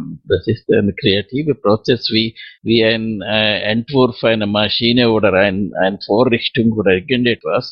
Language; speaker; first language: German; non-native, fluent; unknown